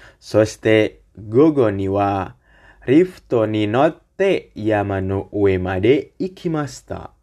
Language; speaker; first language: Japanese; non-native, learner; Indonesian